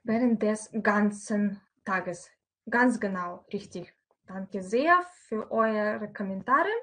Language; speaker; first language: German; non-native, fluent; Russian